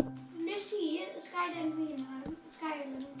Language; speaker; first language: Welsh; native; Welsh